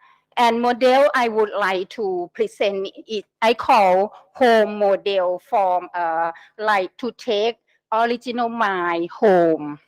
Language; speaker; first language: English; non-native, learner; Thai